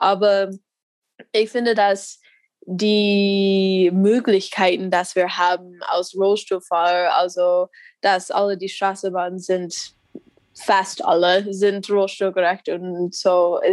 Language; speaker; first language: German; non-native, learner; English